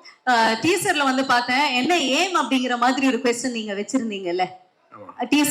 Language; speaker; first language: Tamil; native; Tamil